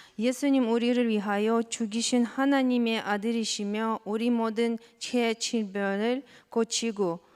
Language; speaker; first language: Korean; non-native, learner; Russian